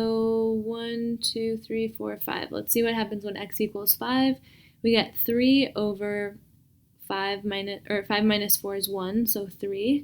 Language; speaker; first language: English; native; English